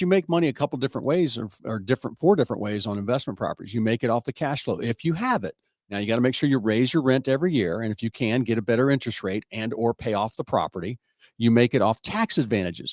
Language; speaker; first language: English; native; English